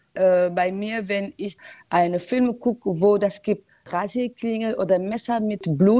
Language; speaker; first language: German; non-native, learner; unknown